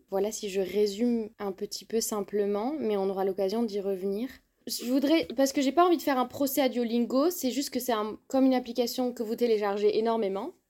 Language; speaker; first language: French; native; French